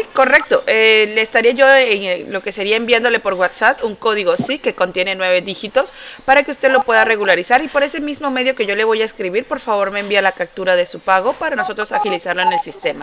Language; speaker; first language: Spanish; native; Spanish